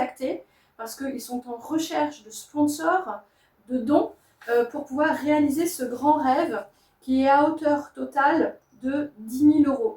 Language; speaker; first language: French; native; French